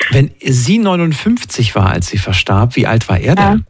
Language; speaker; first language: German; native; German